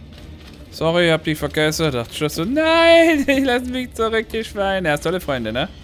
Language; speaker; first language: German; native; German